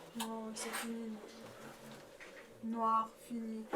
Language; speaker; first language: French; non-native, learner; Russian